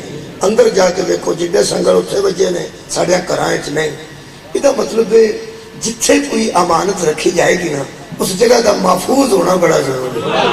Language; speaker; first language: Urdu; non-native, local second language; Punjabi